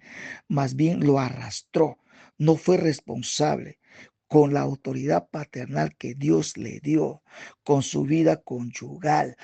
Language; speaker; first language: Spanish; native; Spanish